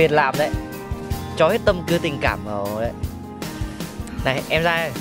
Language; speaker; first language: Vietnamese; native; Vietnamese